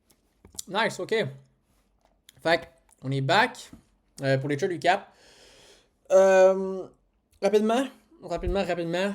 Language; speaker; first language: French; native; French